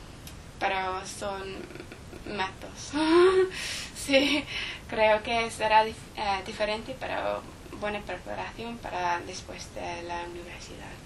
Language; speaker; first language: Spanish; non-native, learner; English